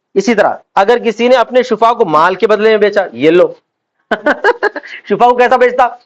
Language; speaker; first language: Urdu; native; Urdu